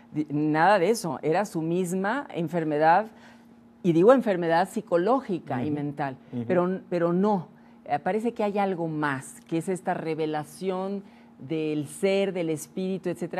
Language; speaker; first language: Spanish; native; Spanish